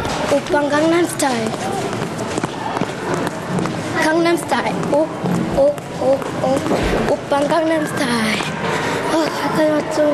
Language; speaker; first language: Korean; early bilingual, heritage; Korean